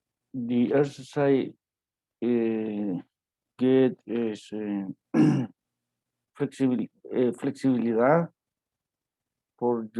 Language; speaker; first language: English; non-native, learner; Spanish